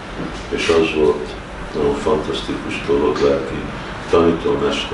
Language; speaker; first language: Hungarian; early bilingual, heritage; Hungarian